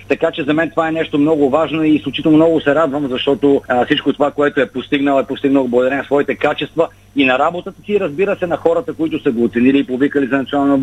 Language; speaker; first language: Bulgarian; native; Bulgarian